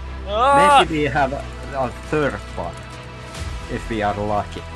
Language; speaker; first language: English; non-native, learner; Finnish